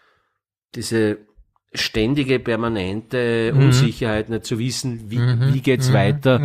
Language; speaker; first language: German; native; German